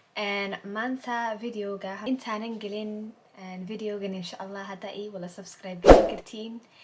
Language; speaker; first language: Somali; early bilingual, heritage; Somali